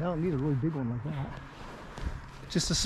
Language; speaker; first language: English; native; English